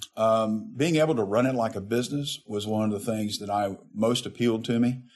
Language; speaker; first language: English; native; English